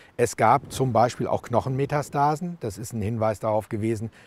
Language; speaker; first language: German; native; German